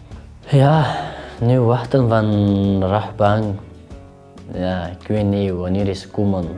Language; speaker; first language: Dutch; non-native, learner; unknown